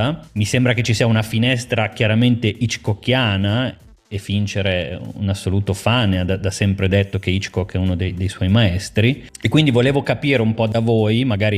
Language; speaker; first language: Italian; native; Italian